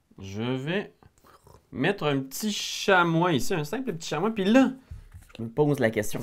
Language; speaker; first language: French; native; French